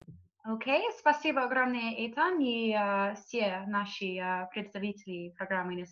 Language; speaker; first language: Russian; non-native, fluent; English